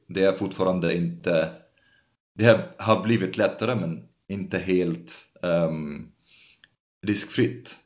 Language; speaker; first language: Swedish; non-native, fluent; Arabic